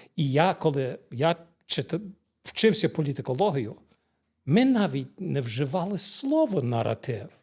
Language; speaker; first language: Ukrainian; early bilingual, heritage; Ukrainian